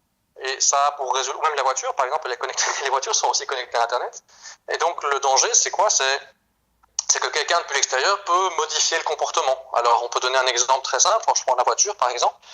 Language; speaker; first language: French; native; French